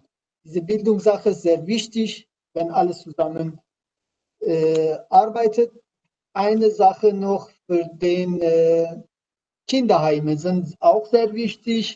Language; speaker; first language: German; non-native, learner; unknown